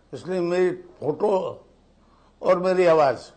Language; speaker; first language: Hindi; native; Hindi